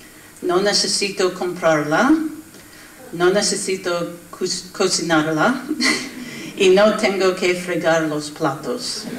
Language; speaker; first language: Spanish; non-native, learner; English